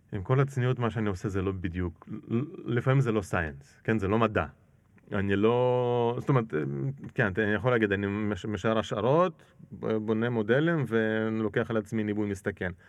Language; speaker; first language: Hebrew; non-native, fluent; Russian